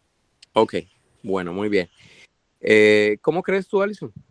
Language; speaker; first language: Spanish; native; Spanish